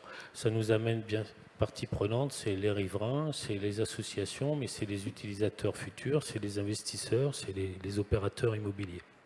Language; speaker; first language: French; native; French